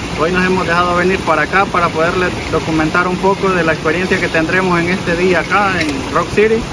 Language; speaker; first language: Spanish; native; Spanish